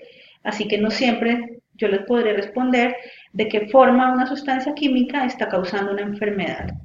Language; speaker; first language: Spanish; native; Spanish